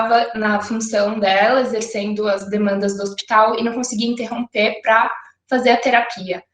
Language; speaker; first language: Portuguese; native; Portuguese